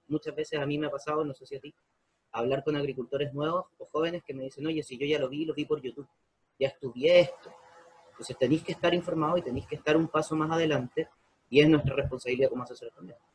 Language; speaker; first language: Spanish; native; Spanish